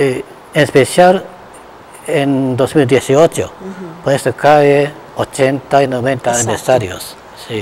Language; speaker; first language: Spanish; non-native, fluent; Japanese